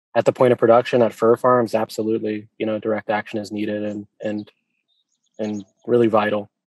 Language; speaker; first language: English; native; English